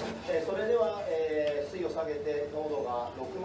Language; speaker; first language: Japanese; native; Japanese